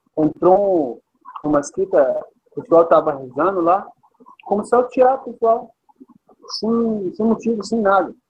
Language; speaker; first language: Portuguese; non-native, fluent; Arabic